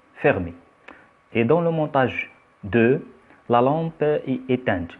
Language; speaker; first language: French; non-native, local second language; Arabic